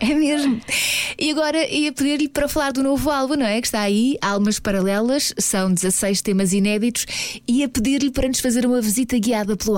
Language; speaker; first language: Portuguese; native; Portuguese